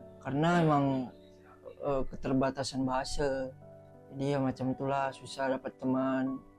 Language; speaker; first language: Indonesian; native; Indonesian